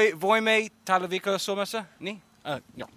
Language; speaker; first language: Finnish; non-native, learner; English